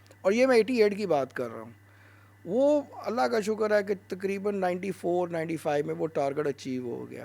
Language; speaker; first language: Urdu; native; Urdu